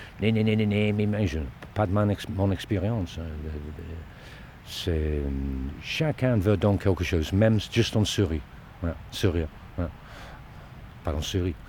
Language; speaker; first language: French; non-native, learner; Dutch